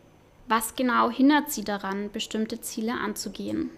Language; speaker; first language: German; native; German